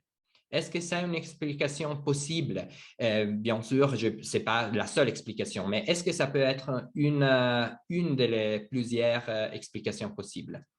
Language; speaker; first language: French; non-native, learner; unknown